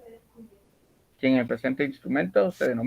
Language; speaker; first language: Spanish; native; Spanish